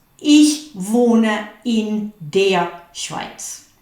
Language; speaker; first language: German; non-native, fluent; English